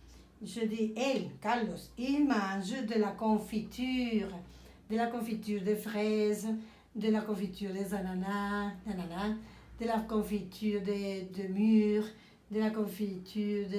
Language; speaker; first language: French; non-native, fluent; Spanish